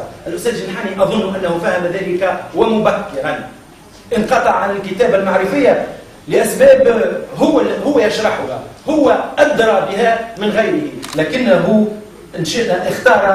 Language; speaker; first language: Arabic; native; Arabic